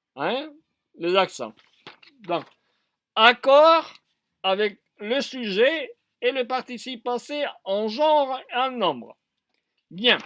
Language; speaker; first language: French; non-native, fluent; Spanish